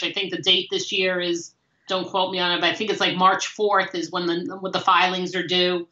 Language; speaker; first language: English; native; English